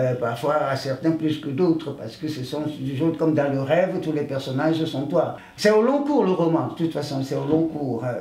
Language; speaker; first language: French; non-native, local second language; Ewe